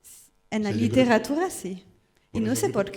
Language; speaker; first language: Spanish; non-native, learner; French